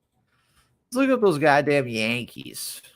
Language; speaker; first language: English; native; English